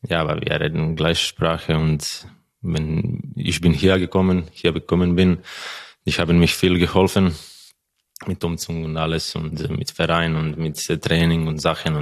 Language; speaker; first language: German; non-native, learner; Croatian